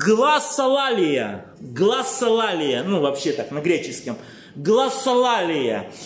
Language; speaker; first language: Russian; native; Russian